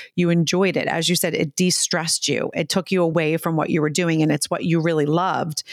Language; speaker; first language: English; native; English